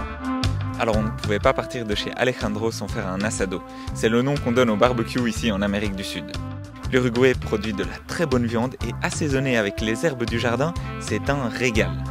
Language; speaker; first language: French; native; French